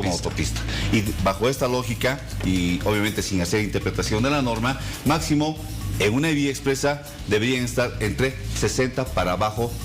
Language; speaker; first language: Spanish; native; Spanish